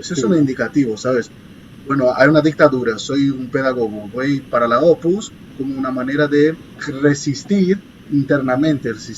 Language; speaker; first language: Spanish; non-native, fluent; Portuguese